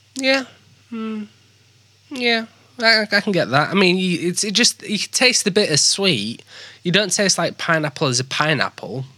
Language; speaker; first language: English; native; English